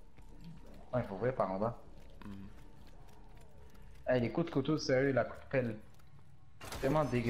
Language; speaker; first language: French; native; French